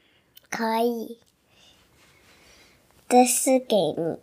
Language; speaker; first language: Chinese; early bilingual, heritage; Chinese